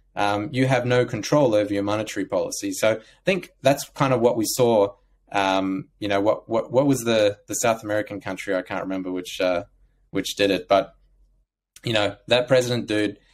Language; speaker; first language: English; native; English